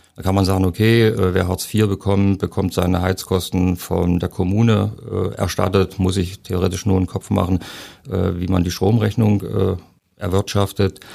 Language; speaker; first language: German; native; German